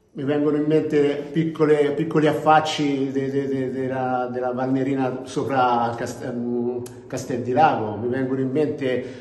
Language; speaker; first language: Italian; native; Italian